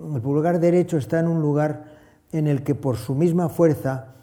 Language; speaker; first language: Spanish; native; Spanish